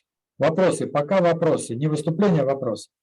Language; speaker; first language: Russian; native; Russian